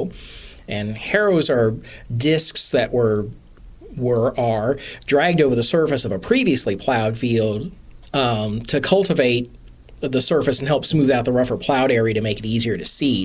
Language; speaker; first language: English; native; English